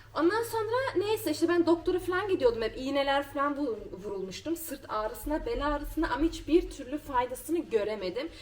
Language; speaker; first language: Turkish; early bilingual, heritage; Turkish